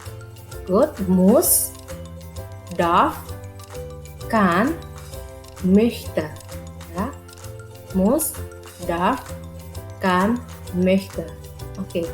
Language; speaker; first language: German; non-native, fluent; Indonesian